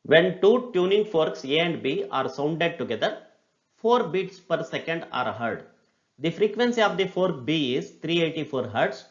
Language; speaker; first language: English; non-native, local second language; Kannada